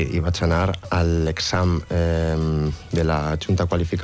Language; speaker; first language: Catalan; non-native, learner; Spanish